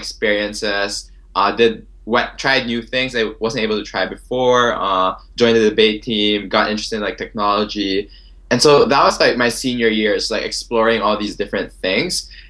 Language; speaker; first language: English; non-native, local second language; Filipino